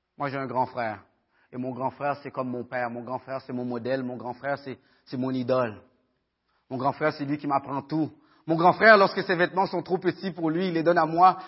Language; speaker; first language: French; early bilingual, other home language; Haitian Creole